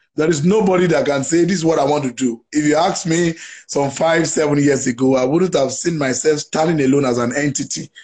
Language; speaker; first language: English; non-native, local second language; Yoruba